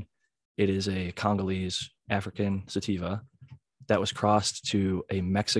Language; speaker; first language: English; native; English